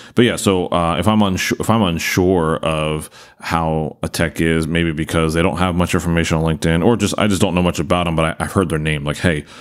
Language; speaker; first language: English; native; English